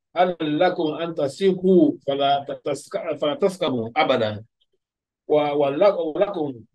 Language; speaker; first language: Arabic; non-native, fluent; Urdu